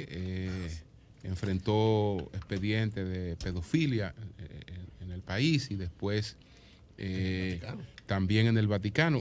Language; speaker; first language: Spanish; native; Spanish